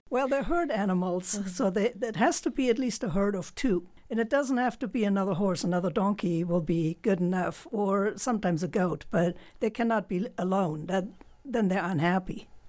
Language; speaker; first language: English; non-native, fluent; German